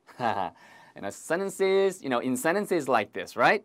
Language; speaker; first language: English; non-native, fluent; Korean